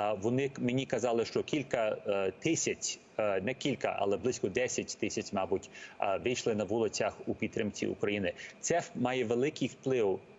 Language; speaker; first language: Ukrainian; early bilingual, heritage; Ukrainian